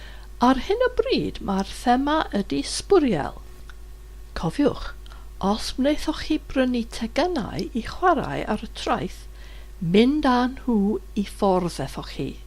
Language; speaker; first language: Welsh; non-native, fluent; English